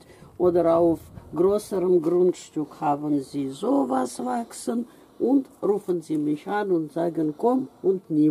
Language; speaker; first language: German; non-native, fluent; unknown